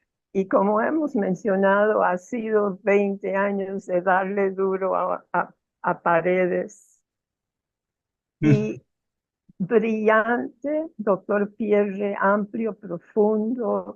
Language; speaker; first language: Spanish; non-native, fluent; English